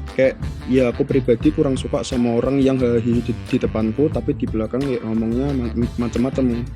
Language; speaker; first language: Indonesian; early bilingual, other home language; Japanese